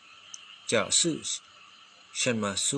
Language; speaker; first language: Chinese; non-native, fluent; Khmer